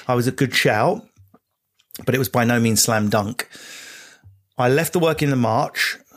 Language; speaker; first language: English; native; English